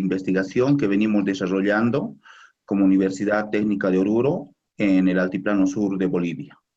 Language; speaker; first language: Spanish; native; Spanish